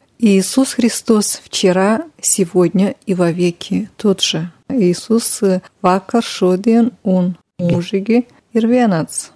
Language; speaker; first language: Latvian; non-native, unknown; Romanian